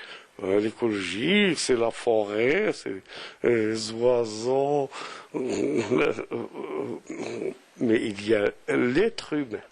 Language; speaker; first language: French; non-native, local second language; Arabic